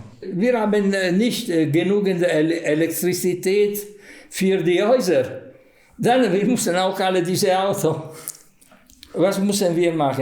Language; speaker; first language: German; non-native, fluent; Italian